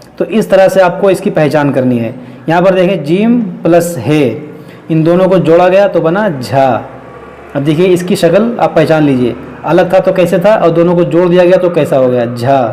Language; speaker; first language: Hindi; native; Hindi